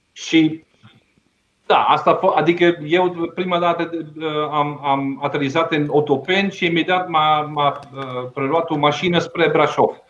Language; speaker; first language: Romanian; non-native, fluent; Dutch